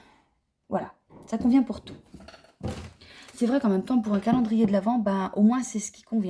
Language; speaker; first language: French; native; French